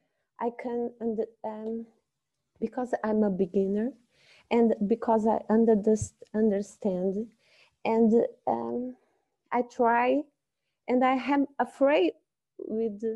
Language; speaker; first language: English; non-native, learner; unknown